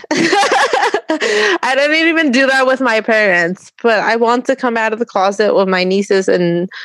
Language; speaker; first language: English; early bilingual, other home language; Spanish